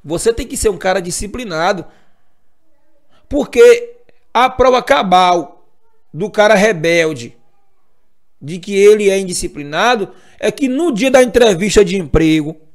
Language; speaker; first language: Portuguese; native; Portuguese